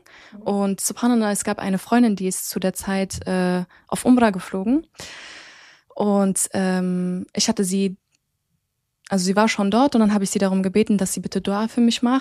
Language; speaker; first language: German; early bilingual, other home language; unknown